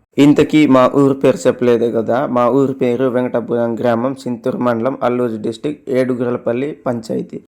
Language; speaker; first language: Telugu; non-native, local second language; Koya